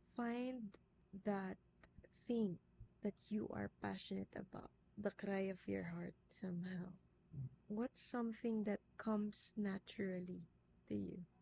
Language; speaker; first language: English; non-native, local second language; Filipino